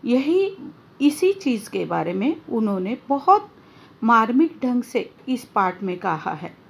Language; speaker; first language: Hindi; non-native, local second language; Marathi